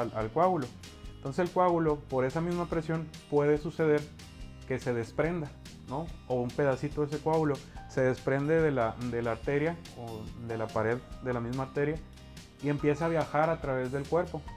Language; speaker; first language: Spanish; native; Spanish